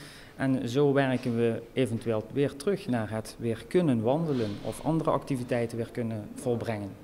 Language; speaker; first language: Dutch; native; Dutch